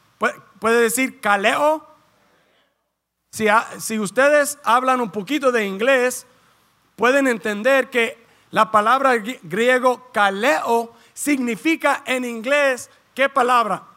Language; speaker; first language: Spanish; early bilingual, heritage; Spanish